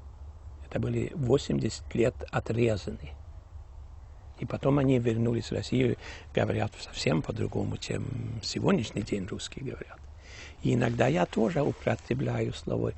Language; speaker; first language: Russian; early bilingual, heritage; Russian